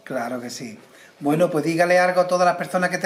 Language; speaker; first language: Spanish; native; Spanish